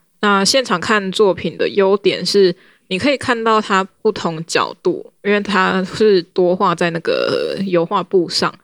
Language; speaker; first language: Chinese; native; Chinese